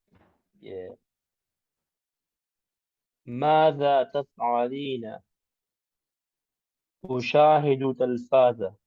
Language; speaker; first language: Arabic; non-native, learner; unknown